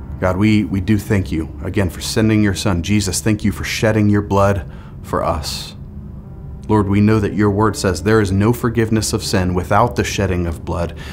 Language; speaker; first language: English; native; English